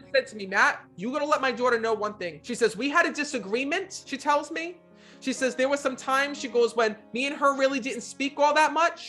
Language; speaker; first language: English; native; English